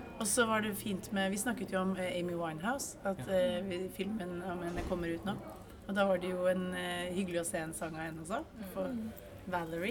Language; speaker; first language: Norwegian; native; Norwegian